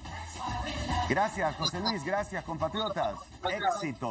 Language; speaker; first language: Spanish; native; Spanish